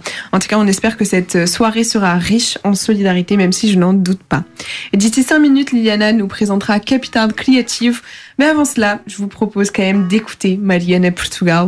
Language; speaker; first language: French; native; French